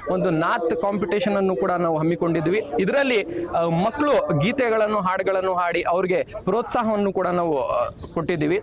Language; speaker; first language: Kannada; non-native, local second language; Urdu